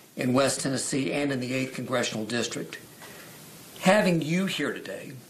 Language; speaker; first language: English; native; English